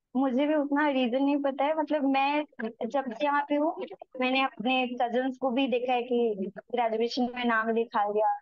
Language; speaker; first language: Hindi; native; Hindi